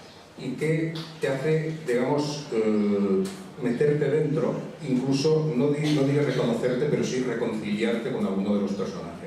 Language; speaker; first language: Spanish; native; Spanish